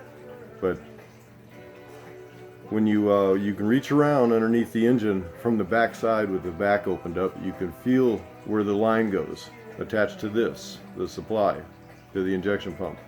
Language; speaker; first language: English; native; English